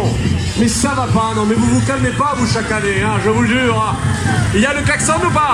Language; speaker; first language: French; native; French